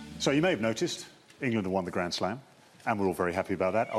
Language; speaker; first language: English; native; English